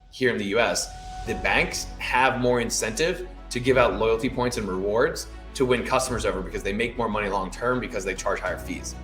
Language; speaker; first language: English; native; English